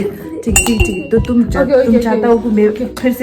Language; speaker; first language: Hindi; non-native, local second language; Tibetan